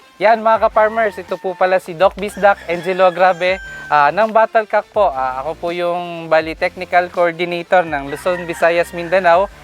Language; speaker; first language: Filipino; non-native, local second language; Cebuano